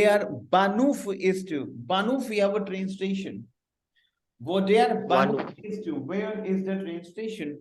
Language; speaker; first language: German; non-native, fluent; Hindi